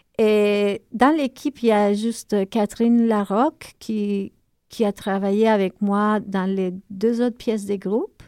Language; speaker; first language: French; native; French